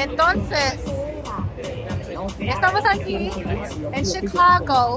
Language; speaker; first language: Spanish; non-native, learner; English